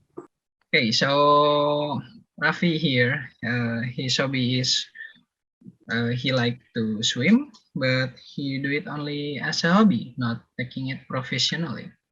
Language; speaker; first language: English; non-native, learner; Indonesian